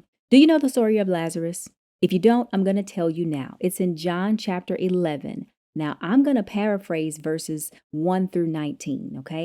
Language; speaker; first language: English; native; English